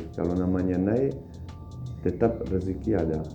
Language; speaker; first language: Indonesian; non-native, fluent; Turkish